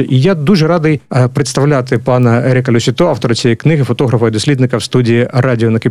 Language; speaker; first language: Ukrainian; native; Ukrainian